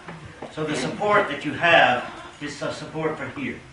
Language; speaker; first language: English; native; English